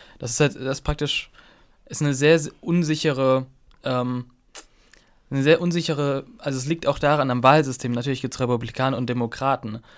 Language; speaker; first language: German; native; German